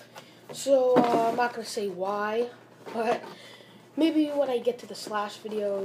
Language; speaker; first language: English; native; English